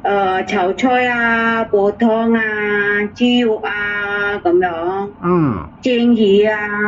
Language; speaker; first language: Cantonese; non-native, learner; Indonesian